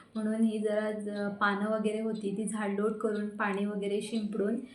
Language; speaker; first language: Marathi; non-native, local second language; Konkani